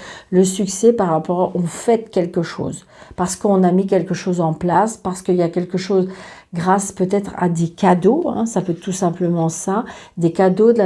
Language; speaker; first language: French; native; French